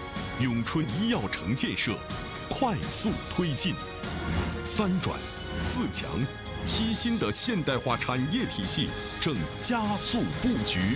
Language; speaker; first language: Chinese; native; Chinese